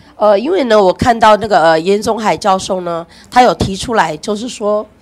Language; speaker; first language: Chinese; native; Chinese